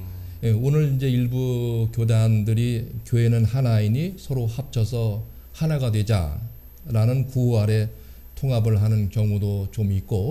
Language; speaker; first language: Korean; native; Korean